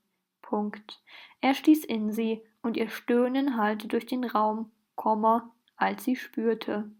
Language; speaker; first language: German; native; German